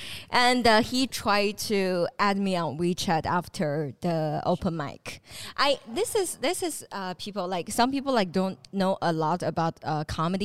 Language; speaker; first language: English; non-native, fluent; Chinese